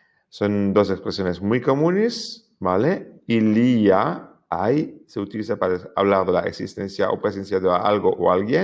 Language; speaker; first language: Spanish; non-native, fluent; French